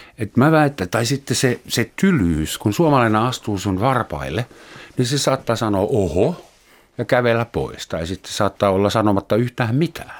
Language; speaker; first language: Finnish; non-native, fluent; German